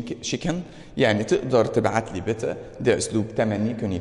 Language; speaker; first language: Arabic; native; Arabic